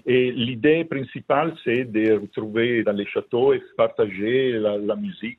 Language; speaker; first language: French; non-native, learner; Italian